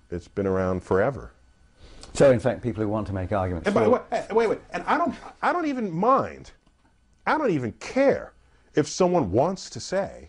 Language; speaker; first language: English; native; English